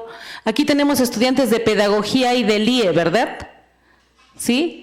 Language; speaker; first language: Spanish; native; Spanish